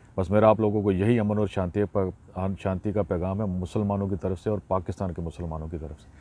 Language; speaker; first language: Urdu; non-native, local second language; Punjabi